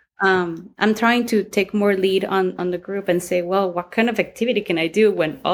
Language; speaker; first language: English; non-native, fluent; Spanish